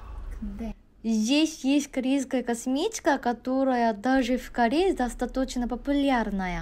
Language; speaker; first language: Russian; non-native, learner; Korean